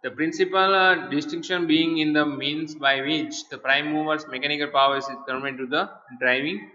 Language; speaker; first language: English; non-native, local second language; Gujarati